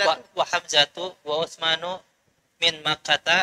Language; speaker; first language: Arabic; non-native, learner; Indonesian